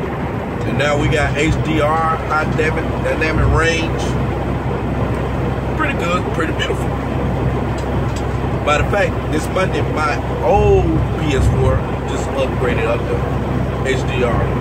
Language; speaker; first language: English; native; English